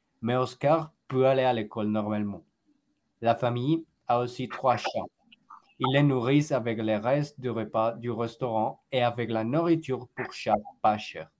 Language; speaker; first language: French; non-native, learner; Spanish